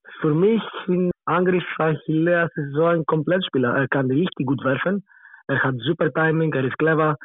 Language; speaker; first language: German; non-native, learner; Greek